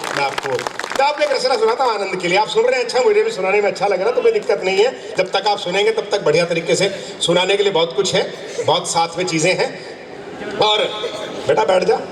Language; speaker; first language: Hindi; non-native, local second language; Punjabi